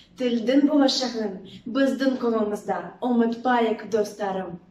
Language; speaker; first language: Kazakh; non-native, local second language; Russian